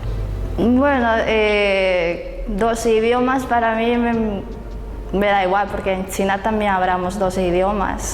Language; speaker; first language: Spanish; non-native, learner; Chinese